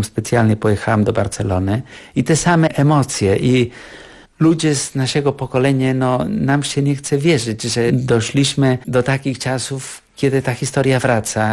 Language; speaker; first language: Polish; non-native, fluent; Catalan